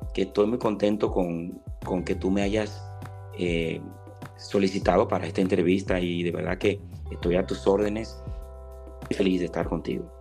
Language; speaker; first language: Spanish; native; Spanish